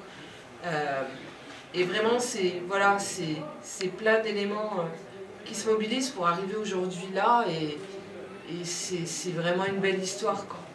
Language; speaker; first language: French; native; French